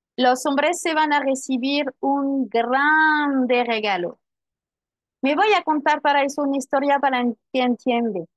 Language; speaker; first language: Spanish; non-native, fluent; French